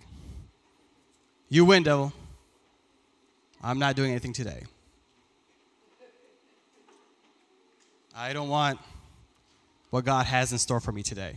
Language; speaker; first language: English; early bilingual, other home language; Persian